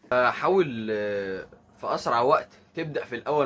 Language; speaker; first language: Arabic; native; Arabic